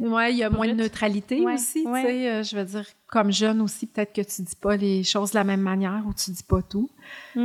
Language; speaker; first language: French; native; French